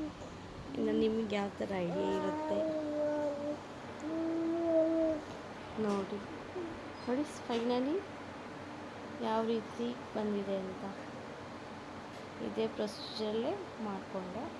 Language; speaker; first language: Kannada; native; Kannada